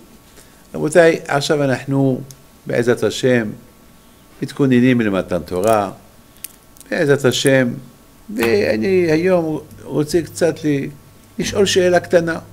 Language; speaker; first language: Hebrew; non-native, fluent; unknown